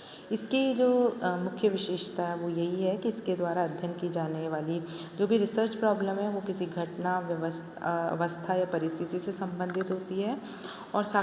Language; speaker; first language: Hindi; native; Hindi